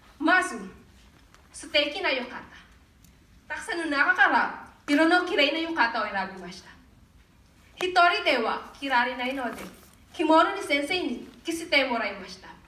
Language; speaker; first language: Japanese; non-native, learner; Filipino